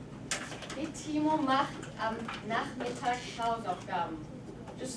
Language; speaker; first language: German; non-native, fluent; English